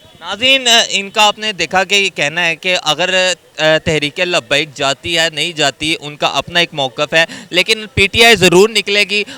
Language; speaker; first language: Urdu; native; Urdu